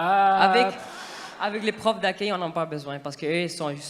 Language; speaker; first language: French; non-native, fluent; Urdu